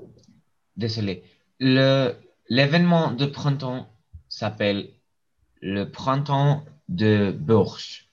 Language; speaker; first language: French; non-native, learner; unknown